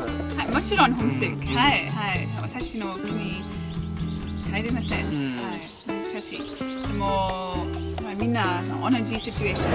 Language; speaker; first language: Japanese; non-native, learner; English